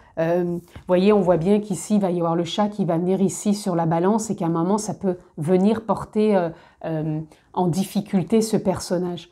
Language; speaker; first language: French; native; French